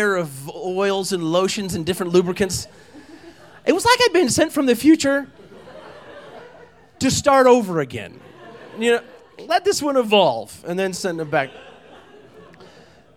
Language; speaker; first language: English; native; English